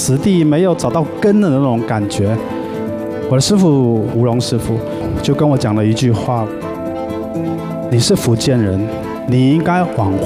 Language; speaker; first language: Chinese; native; Chinese